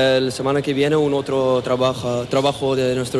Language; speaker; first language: Spanish; non-native, learner; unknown